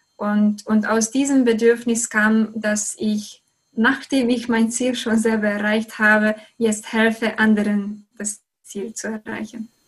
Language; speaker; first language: German; non-native, fluent; Hungarian